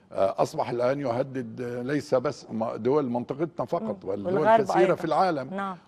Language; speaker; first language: Arabic; native; Arabic